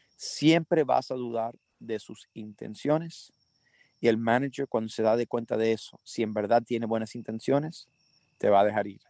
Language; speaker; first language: Spanish; early bilingual, heritage; Spanish